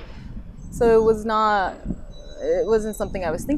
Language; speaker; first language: English; non-native, fluent; Japanese